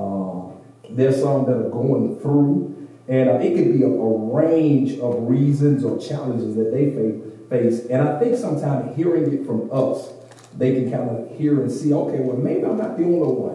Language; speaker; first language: English; native; English